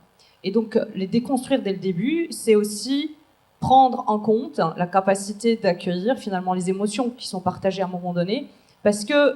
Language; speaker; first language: French; native; French